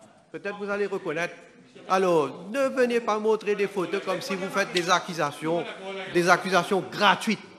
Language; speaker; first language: French; non-native, local second language; Morisyen